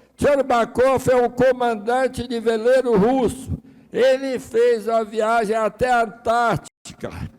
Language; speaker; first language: Portuguese; early bilingual, other home language; Russian